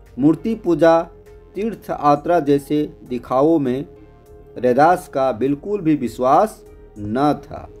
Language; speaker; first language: Hindi; native; Hindi